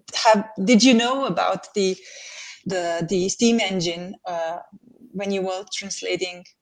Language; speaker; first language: English; non-native, fluent; Slovenian